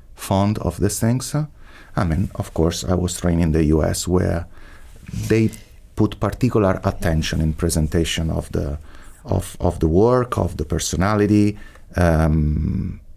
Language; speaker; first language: English; non-native, fluent; Italian